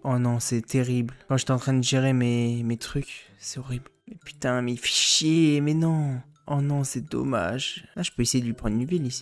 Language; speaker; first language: French; native; French